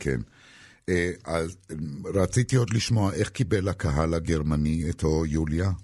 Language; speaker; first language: Hebrew; native; Hebrew